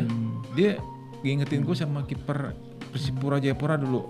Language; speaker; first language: Indonesian; native; Indonesian